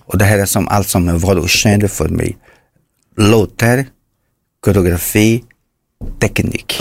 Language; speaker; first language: Swedish; non-native, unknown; Portuguese